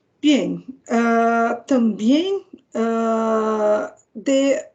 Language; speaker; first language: Spanish; non-native, fluent; Portuguese